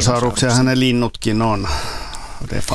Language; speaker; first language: Finnish; native; Finnish